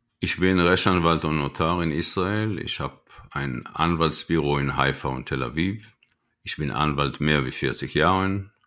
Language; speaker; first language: German; non-native, fluent; Hebrew